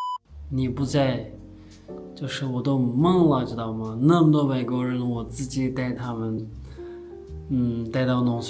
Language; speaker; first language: Chinese; non-native, local second language; Uyghur